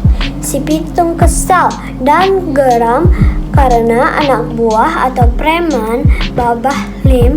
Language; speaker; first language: Indonesian; native; Indonesian